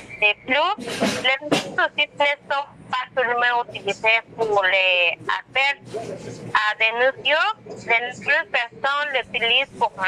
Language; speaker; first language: French; non-native, learner; Spanish